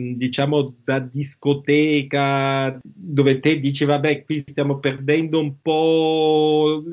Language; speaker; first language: Italian; native; Italian